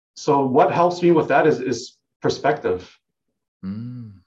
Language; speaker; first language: English; non-native, local second language; Vietnamese